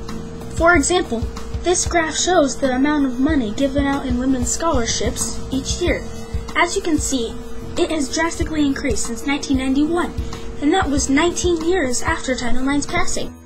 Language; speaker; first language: English; native; English